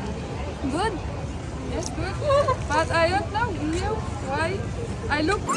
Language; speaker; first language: English; non-native, learner; Turkmen